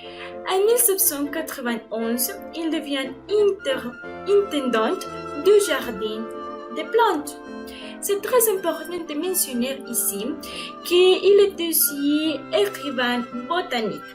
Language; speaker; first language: French; non-native, learner; Spanish